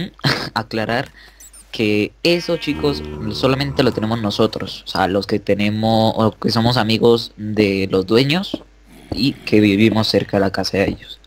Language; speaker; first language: Spanish; native; Spanish